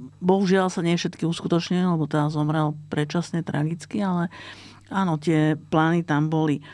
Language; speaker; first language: Slovak; native; Slovak